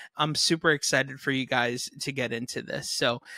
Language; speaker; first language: English; native; English